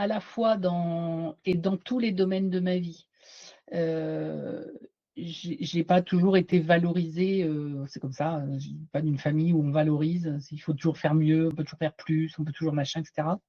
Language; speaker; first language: French; native; French